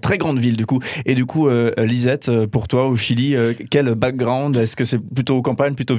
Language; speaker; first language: French; native; French